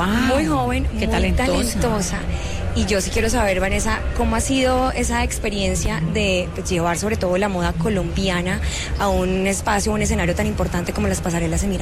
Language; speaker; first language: Spanish; native; Spanish